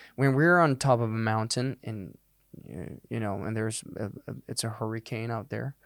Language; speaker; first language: English; non-native, fluent; Danish